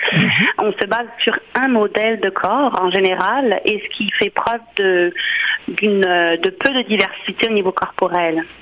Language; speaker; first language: French; native; French